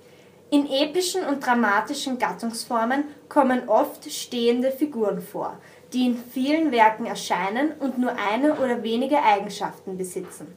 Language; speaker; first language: German; native; German